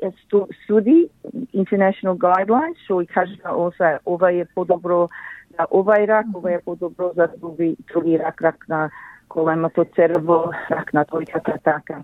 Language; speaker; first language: Macedonian; early bilingual, heritage; Macedonian